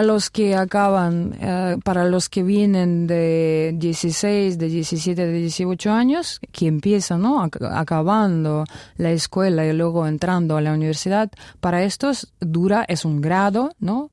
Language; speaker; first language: Spanish; non-native, fluent; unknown